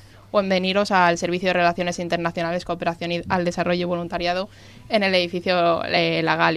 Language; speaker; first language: Spanish; native; Spanish